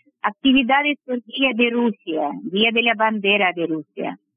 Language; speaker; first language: Spanish; non-native, fluent; Russian